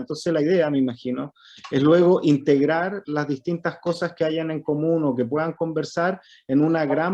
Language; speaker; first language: Spanish; native; Spanish